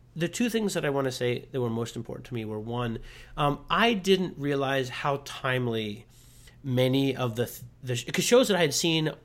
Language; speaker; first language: English; native; English